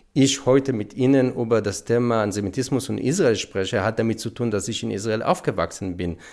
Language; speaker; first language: German; non-native, fluent; Hebrew